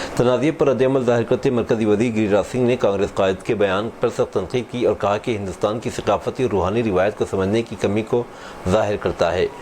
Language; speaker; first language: Urdu; native; Urdu